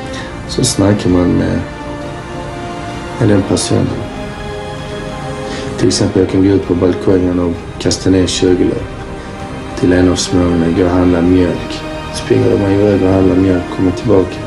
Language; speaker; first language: Swedish; early bilingual, other home language; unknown